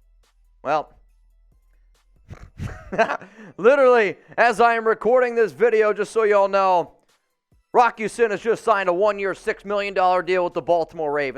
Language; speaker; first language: English; native; English